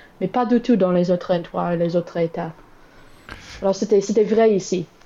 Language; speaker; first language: French; non-native, learner; English